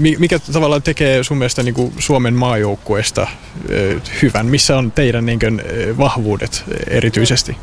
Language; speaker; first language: Finnish; non-native, fluent; English